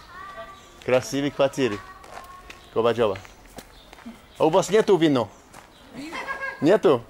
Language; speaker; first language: Russian; non-native, learner; English